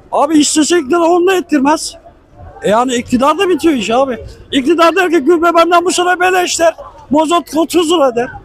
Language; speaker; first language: Turkish; native; Turkish